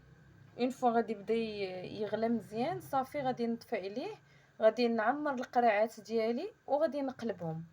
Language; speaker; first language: Arabic; native; Arabic